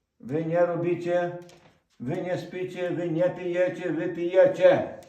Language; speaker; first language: Polish; non-native, fluent; Ukrainian